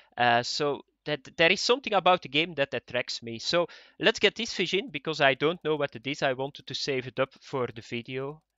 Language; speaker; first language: English; non-native, fluent; Dutch